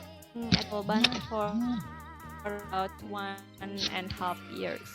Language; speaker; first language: English; non-native, fluent; Indonesian